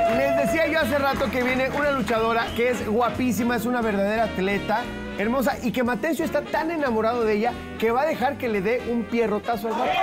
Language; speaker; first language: Spanish; native; Spanish